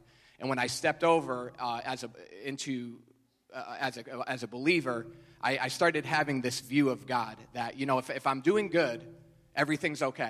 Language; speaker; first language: English; native; English